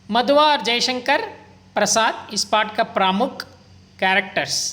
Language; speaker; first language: Hindi; non-native, local second language; Kannada